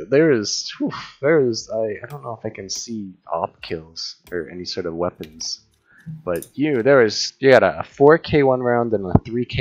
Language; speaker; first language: English; native; English